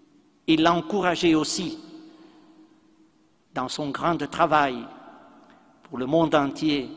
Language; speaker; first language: French; non-native, fluent; Italian